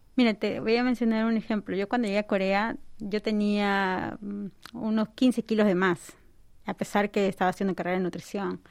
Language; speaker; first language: Spanish; native; Spanish